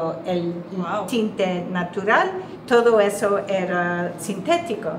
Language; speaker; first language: Spanish; non-native, fluent; English